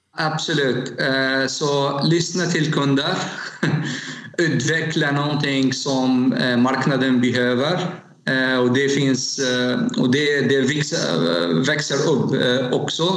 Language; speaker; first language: Swedish; non-native, fluent; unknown